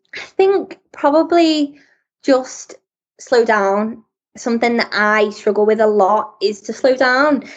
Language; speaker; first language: English; native; English